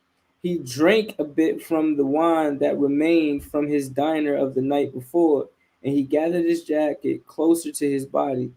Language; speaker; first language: English; native; English